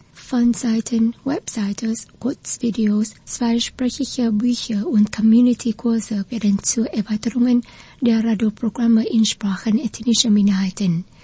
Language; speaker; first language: German; non-native, fluent; Vietnamese